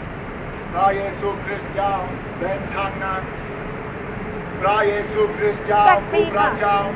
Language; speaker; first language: Thai; non-native, learner; English